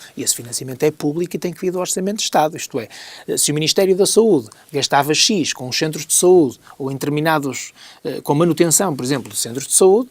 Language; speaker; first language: Portuguese; native; Portuguese